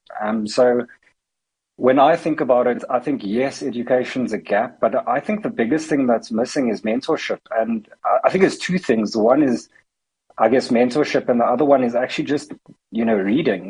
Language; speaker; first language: English; native; English